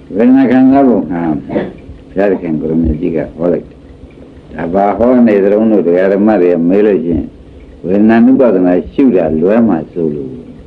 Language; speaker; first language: Burmese; native; Burmese